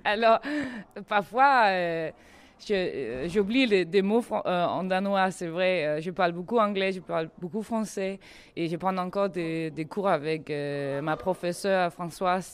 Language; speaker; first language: French; non-native, learner; Danish